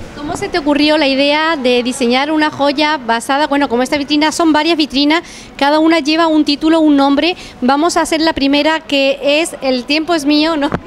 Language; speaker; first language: Spanish; native; Spanish